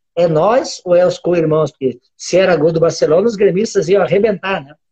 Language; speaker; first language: Portuguese; native; Portuguese